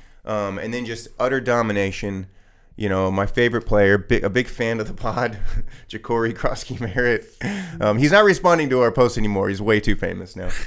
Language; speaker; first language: English; native; English